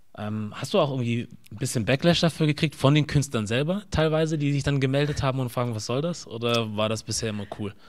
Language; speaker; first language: German; native; German